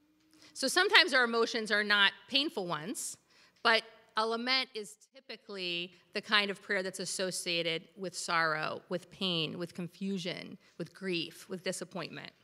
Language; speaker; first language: English; native; English